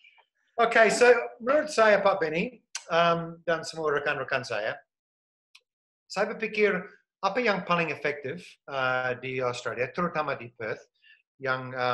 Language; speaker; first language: Indonesian; non-native, fluent; English